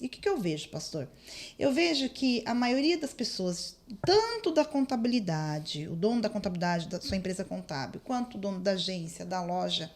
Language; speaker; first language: Portuguese; native; Portuguese